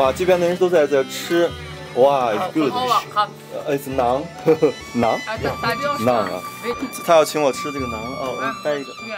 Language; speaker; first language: Chinese; native; Chinese